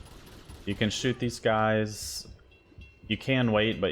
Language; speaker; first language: English; native; English